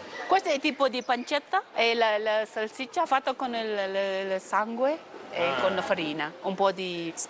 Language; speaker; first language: Italian; non-native, fluent; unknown